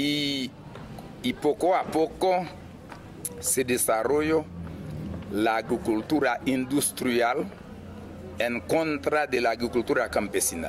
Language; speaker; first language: Spanish; non-native, fluent; Haitian Creole